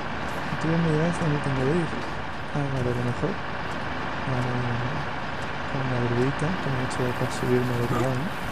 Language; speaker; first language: Spanish; native; Spanish